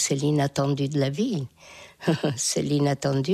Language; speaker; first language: French; non-native, fluent; Hungarian